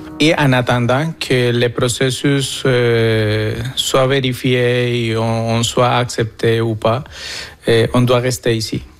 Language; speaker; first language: French; non-native, fluent; Spanish